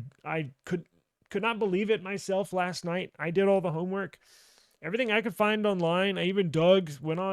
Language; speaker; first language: English; native; English